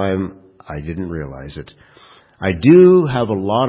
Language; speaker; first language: English; native; English